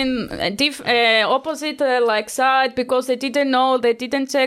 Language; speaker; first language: English; non-native, learner; Greek